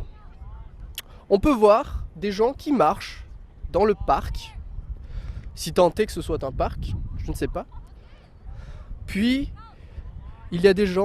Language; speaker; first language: French; native; French